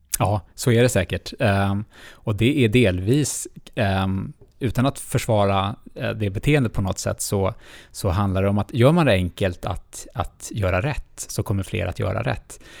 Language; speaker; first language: Swedish; native; Swedish